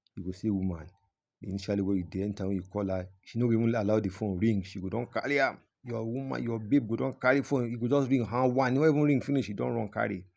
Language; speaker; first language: Nigerian Pidgin; non-native, local second language; Yoruba